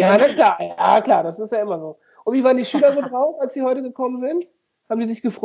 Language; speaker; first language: German; native; German